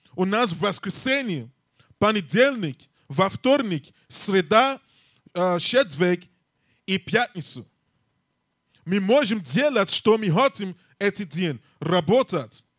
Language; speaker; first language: Russian; non-native, learner; English